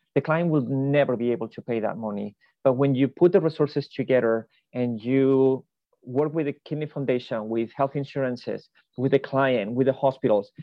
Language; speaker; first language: English; non-native, fluent; Spanish